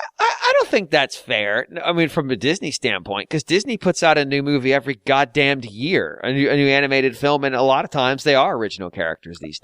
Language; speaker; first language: English; native; English